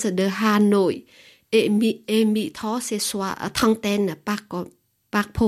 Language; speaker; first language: French; non-native, fluent; Vietnamese